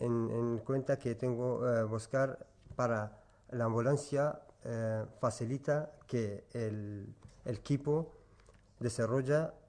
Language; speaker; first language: Spanish; non-native, learner; Kurdish